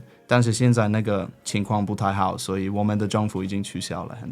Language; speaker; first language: Chinese; non-native, fluent; English